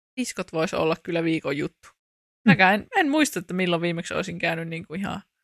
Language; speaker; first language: Finnish; native; Finnish